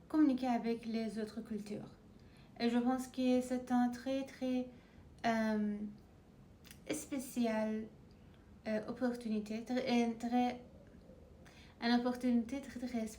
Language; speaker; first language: French; non-native, learner; Persian